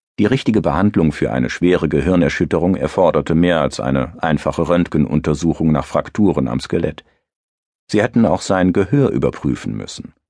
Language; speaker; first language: German; native; German